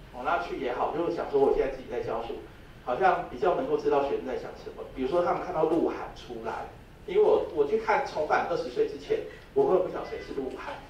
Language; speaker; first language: Chinese; native; Chinese